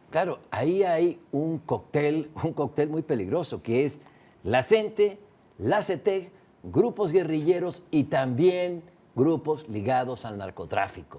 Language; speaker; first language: Spanish; native; Spanish